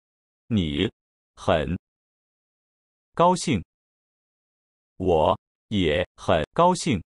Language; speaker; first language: Chinese; non-native, learner; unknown